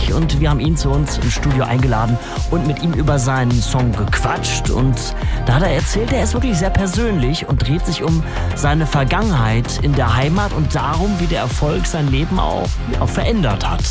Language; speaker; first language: German; native; German